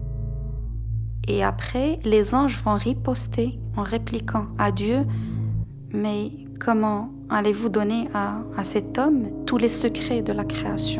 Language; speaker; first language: French; non-native, local second language; Arabic